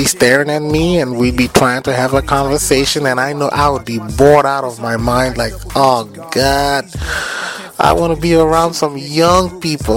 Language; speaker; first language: English; non-native, local second language; Akan